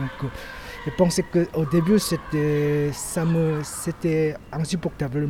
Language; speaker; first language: French; non-native, learner; Korean